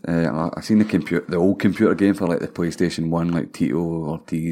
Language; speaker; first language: English; native; English